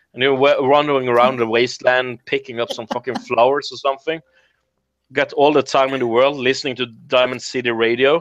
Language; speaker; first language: English; non-native, fluent; Norwegian